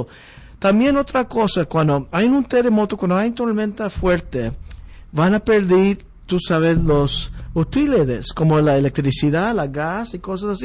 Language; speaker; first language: Spanish; early bilingual, heritage; Spanish